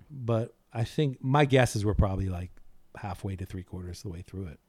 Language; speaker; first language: English; native; English